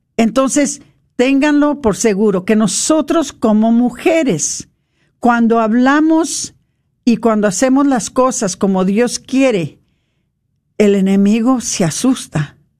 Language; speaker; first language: Spanish; non-native, fluent; English